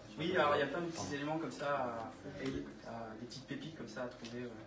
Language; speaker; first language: French; native; French